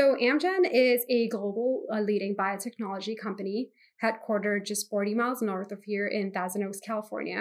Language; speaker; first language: English; non-native, local second language; Hindi